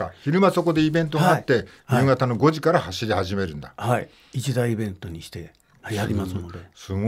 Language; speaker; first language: Japanese; native; Japanese